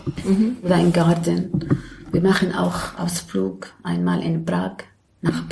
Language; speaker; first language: German; non-native, learner; Arabic